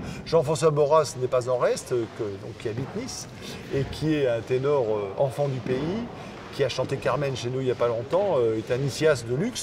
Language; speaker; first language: French; native; French